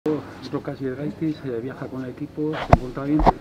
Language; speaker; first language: Spanish; native; Spanish